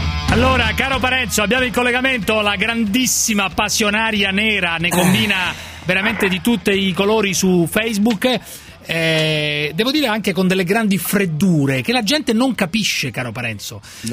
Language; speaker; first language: Italian; native; Italian